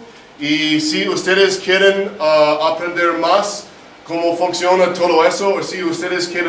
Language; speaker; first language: Spanish; non-native, learner; English